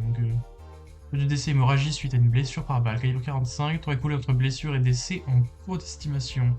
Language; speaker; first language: French; native; French